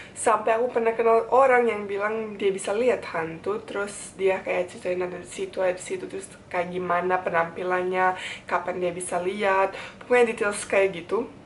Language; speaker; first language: Indonesian; non-native, fluent; Bosnian